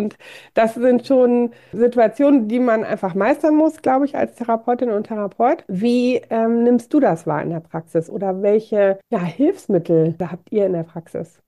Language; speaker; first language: German; native; German